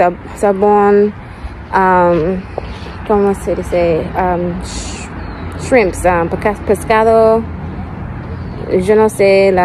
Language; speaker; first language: Spanish; non-native, learner; English